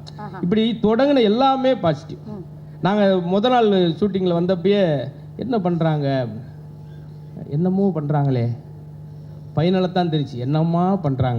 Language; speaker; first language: Tamil; native; Tamil